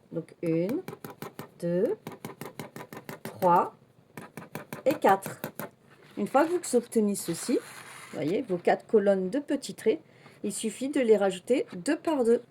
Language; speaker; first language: French; native; French